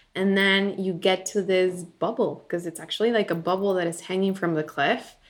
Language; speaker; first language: English; non-native, fluent; Spanish